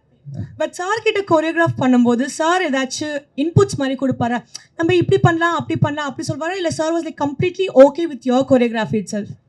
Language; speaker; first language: Tamil; native; Tamil